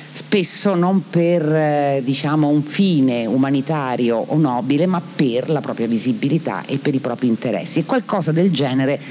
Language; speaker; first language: Italian; native; Italian